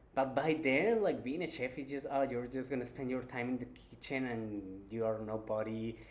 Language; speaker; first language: English; non-native, fluent; Spanish